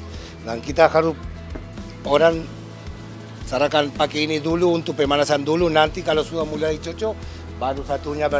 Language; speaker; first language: Indonesian; non-native, fluent; Spanish